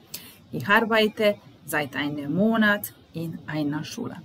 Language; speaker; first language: German; non-native, fluent; Serbian